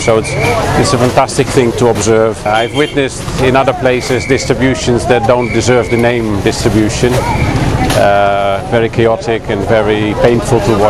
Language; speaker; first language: English; non-native, fluent; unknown